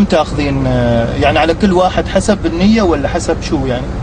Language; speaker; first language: Arabic; native; Arabic